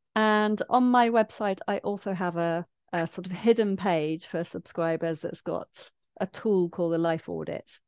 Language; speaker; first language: English; native; English